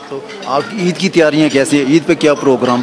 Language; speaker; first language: Urdu; native; Urdu